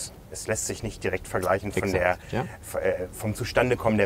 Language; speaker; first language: German; native; German